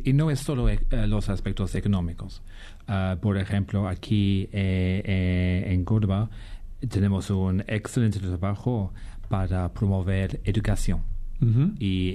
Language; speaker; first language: Spanish; non-native, fluent; English